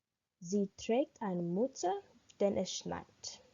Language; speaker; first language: German; non-native, learner; English